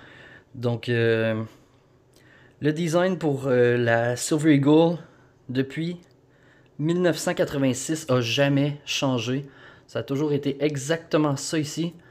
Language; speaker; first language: French; native; French